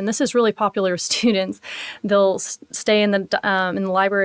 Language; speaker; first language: English; native; English